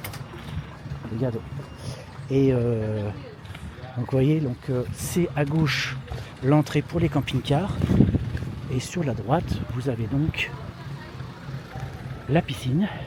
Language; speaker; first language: French; native; French